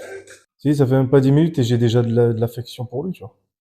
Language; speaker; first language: French; native; French